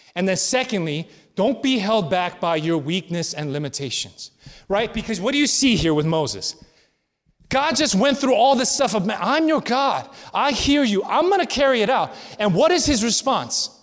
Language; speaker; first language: English; early bilingual, other home language; Korean